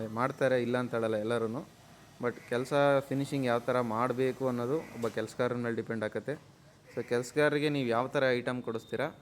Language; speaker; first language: Kannada; native; Kannada